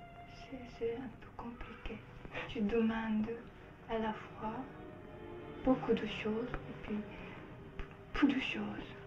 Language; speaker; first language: French; non-native, learner; Japanese